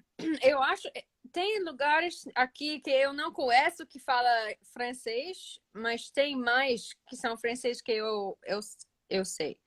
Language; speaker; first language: Portuguese; non-native, learner; English